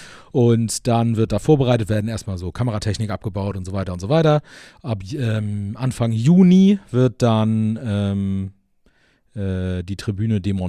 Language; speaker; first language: German; native; German